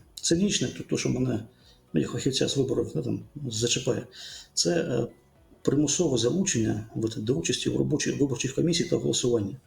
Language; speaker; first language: Ukrainian; native; Ukrainian